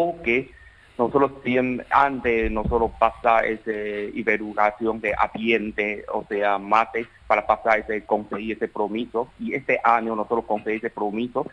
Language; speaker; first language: Spanish; non-native, learner; Chinese